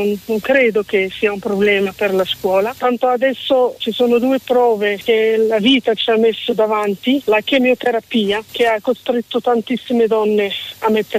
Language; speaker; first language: Italian; non-native, fluent; Arabic